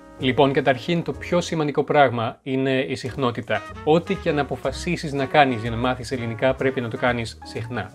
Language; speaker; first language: Greek; non-native, fluent; French